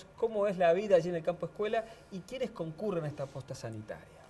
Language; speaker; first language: Spanish; native; Spanish